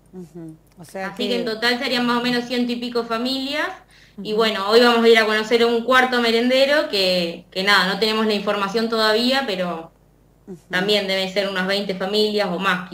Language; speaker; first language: Spanish; native; Spanish